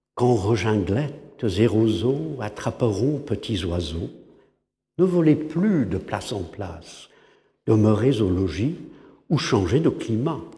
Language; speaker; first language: French; non-native, fluent; English